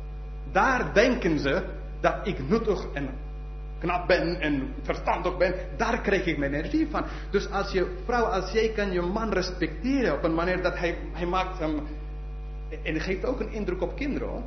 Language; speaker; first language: Dutch; non-native, fluent; English